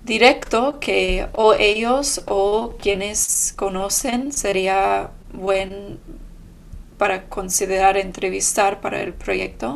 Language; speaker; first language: Spanish; non-native, fluent; English